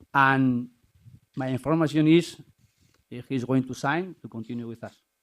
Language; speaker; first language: English; non-native, learner; Spanish